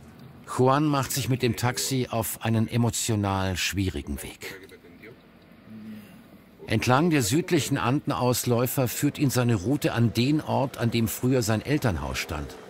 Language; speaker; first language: German; native; German